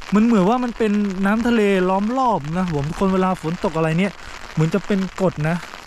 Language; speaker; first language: Thai; native; Thai